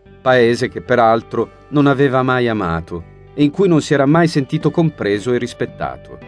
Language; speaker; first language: Italian; native; Italian